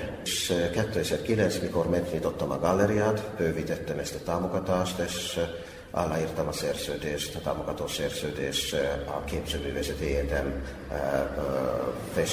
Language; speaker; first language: Hungarian; non-native, fluent; Finnish